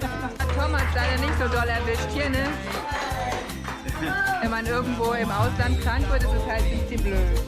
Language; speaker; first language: German; native; German